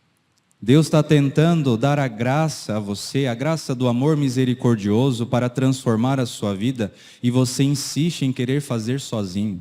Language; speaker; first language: Portuguese; native; Portuguese